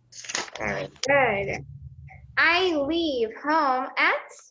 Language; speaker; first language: English; non-native, fluent; Portuguese